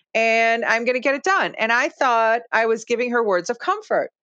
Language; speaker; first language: English; early bilingual, other home language; Lithuanian